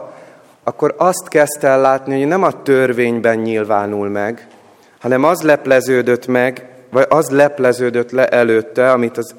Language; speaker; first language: Hungarian; native; Hungarian